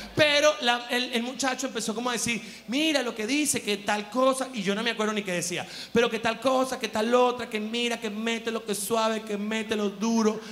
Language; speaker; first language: Spanish; native; Spanish